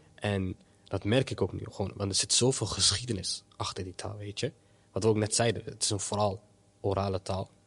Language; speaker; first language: Dutch; early bilingual, other home language; Somali